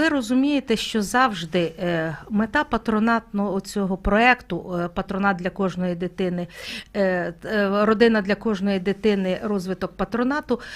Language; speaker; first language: Ukrainian; native; Ukrainian